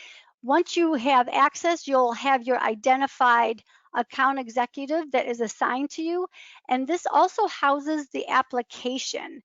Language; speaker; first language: English; native; English